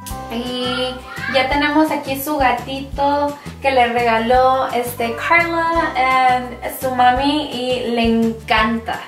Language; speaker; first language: Spanish; early bilingual, heritage; Spanish